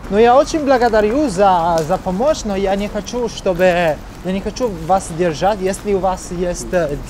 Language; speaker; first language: Russian; non-native, learner; Italian